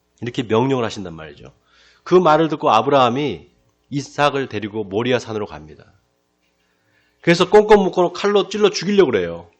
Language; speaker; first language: Korean; native; Korean